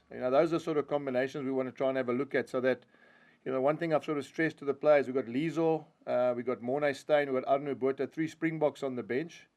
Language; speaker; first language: English; native; English